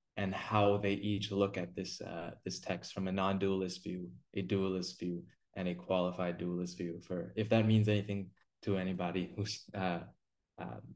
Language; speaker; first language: English; native; English